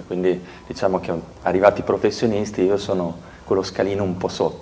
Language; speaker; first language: Italian; native; Italian